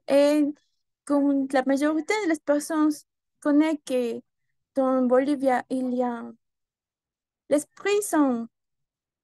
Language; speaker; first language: French; non-native, learner; Spanish